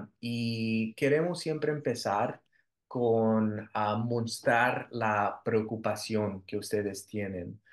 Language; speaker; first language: Spanish; early bilingual, heritage; Spanish